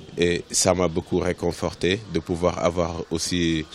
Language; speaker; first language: French; non-native, local second language; Wolof